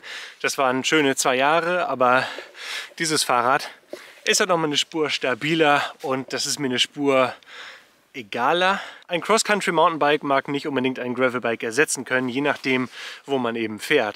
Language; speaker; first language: German; native; German